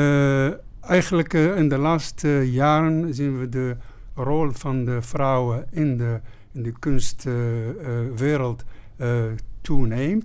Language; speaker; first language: Dutch; non-native, fluent; Arabic